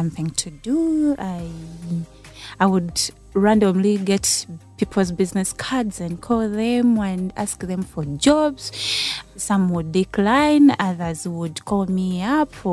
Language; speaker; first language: English; non-native, local second language; Ganda